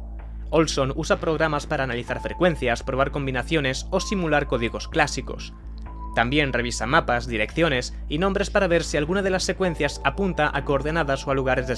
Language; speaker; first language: Spanish; native; Spanish